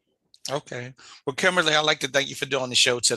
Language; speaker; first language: English; native; English